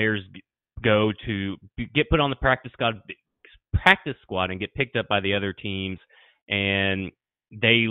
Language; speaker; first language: English; native; English